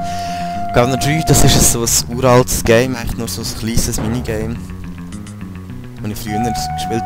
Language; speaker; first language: German; native; German